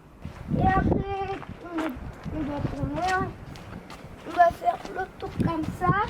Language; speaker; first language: French; early bilingual, heritage; French